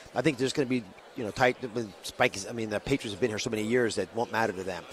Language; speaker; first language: English; native; English